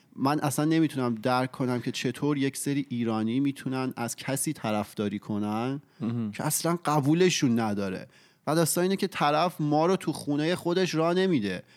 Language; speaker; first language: Persian; native; Persian